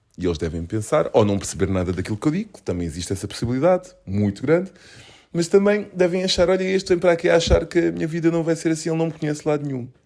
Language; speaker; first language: Portuguese; early bilingual, other home language; Kabuverdianu